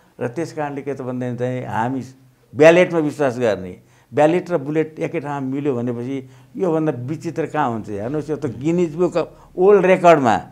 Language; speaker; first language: Nepali; native; Nepali